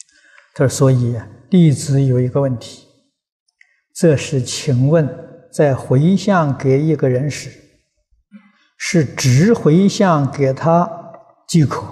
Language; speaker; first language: Chinese; native; Chinese